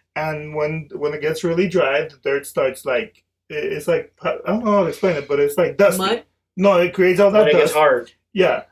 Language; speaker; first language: English; early bilingual, other home language; Spanish